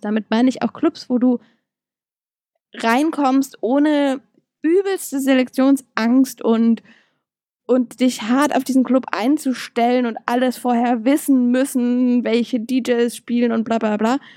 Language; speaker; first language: German; native; German